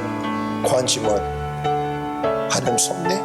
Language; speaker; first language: Korean; early bilingual, heritage; Korean